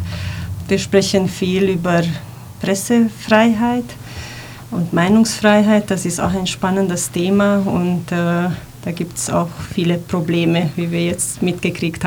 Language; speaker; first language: German; non-native, fluent; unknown